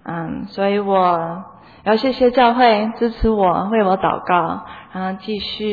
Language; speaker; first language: Chinese; early bilingual, heritage; Chinese